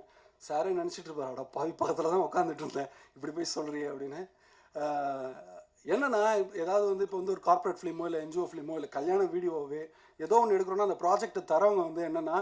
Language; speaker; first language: Tamil; native; Tamil